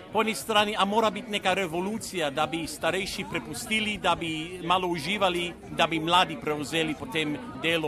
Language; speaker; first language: Slovenian; native; Slovenian